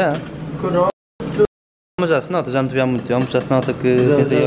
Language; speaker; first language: Portuguese; native; Portuguese